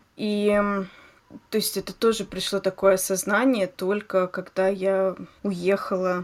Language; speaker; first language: Russian; native; Russian